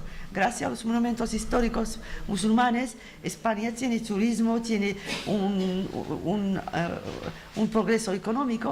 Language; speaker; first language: Spanish; non-native, fluent; Arabic